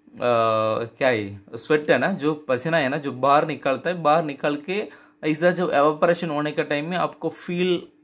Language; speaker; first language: Hindi; non-native, local second language; Tamil